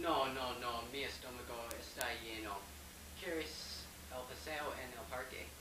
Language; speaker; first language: Spanish; non-native, learner; English